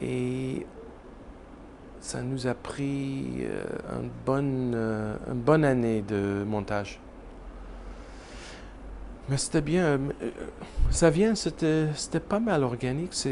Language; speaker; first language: French; non-native, learner; English